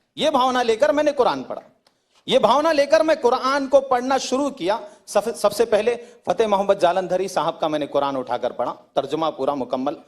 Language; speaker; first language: Hindi; native; Hindi